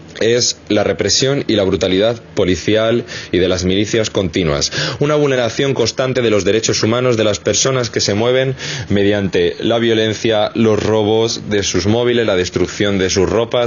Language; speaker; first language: Spanish; native; Spanish